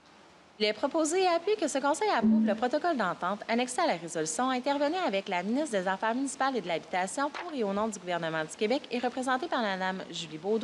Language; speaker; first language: French; native; French